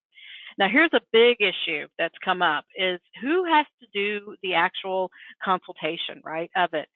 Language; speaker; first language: English; native; English